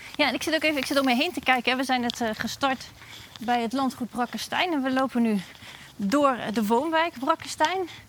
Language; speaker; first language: Dutch; native; Dutch